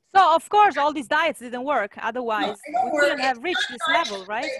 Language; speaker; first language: English; non-native, fluent; Italian